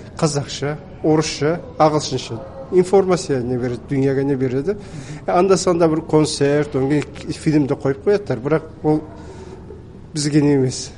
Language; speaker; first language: Kazakh; early bilingual, heritage; Kazakh